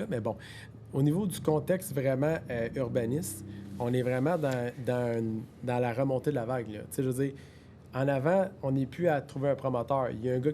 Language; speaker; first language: French; native; French